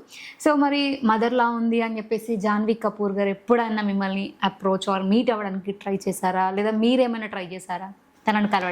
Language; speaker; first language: Telugu; native; Telugu